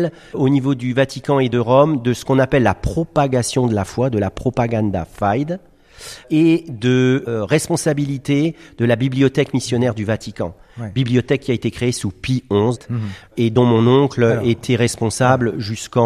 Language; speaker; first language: French; native; French